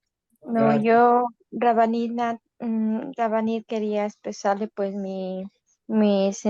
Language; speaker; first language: Spanish; native; Spanish